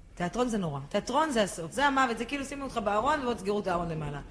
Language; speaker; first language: Hebrew; native; Hebrew